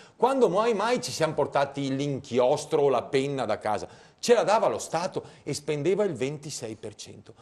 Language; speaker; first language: Italian; native; Italian